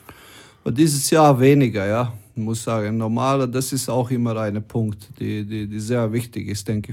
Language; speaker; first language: German; non-native, fluent; Croatian